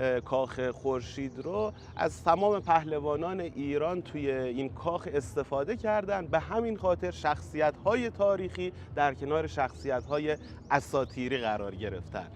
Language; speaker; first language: Persian; native; Persian